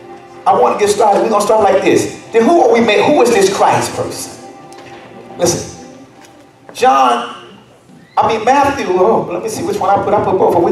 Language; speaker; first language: English; native; English